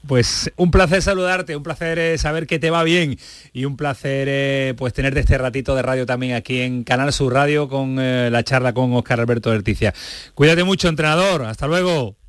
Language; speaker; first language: Spanish; native; Spanish